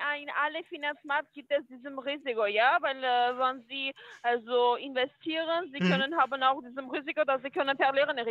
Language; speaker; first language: German; non-native, learner; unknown